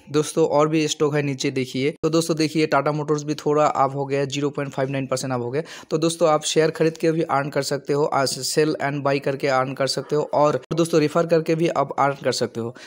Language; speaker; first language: Hindi; non-native, local second language; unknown